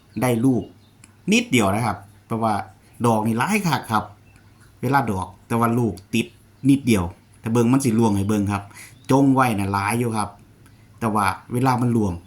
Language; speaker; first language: Thai; non-native, local second language; Lao